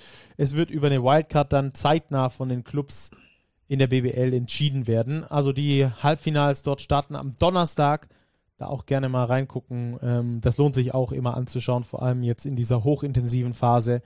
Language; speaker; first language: German; native; German